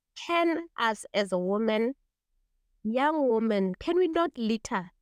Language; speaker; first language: English; non-native, local second language; Tswana